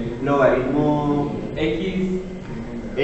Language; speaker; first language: Spanish; native; Spanish